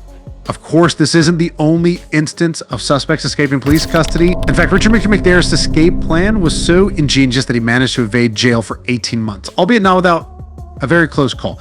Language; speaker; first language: English; native; English